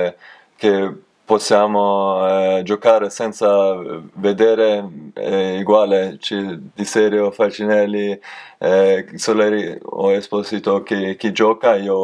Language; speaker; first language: Italian; non-native, learner; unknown